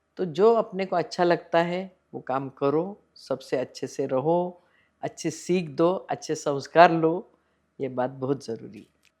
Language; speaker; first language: Hindi; non-native, local second language; Marathi